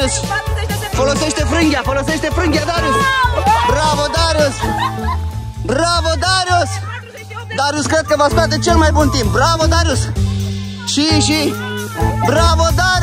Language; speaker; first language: Romanian; native; Romanian